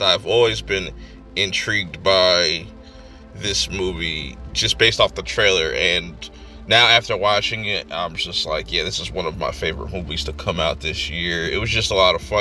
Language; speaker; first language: English; native; English